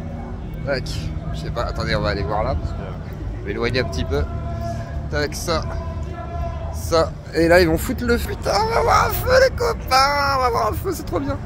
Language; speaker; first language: French; native; French